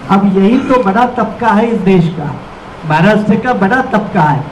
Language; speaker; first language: Hindi; non-native, local second language; Marathi